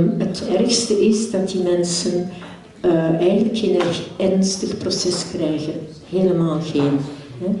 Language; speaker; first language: Dutch; native; Dutch